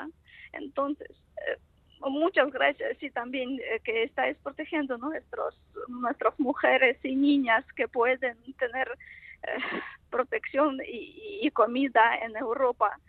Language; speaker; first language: Spanish; non-native, fluent; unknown